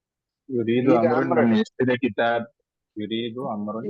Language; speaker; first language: Arabic; non-native, learner; Malayalam